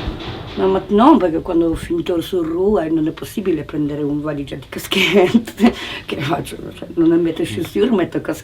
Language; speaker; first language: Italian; non-native, learner; Polish